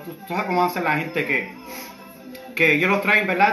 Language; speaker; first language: Spanish; early bilingual, heritage; Spanish